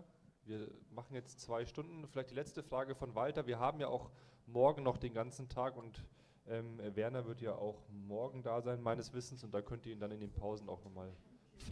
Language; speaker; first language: German; native; German